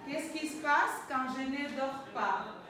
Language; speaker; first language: French; non-native, fluent; Spanish